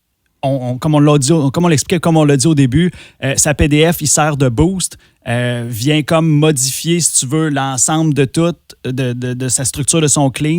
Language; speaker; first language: French; native; French